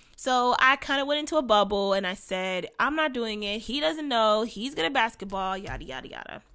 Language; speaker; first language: English; native; English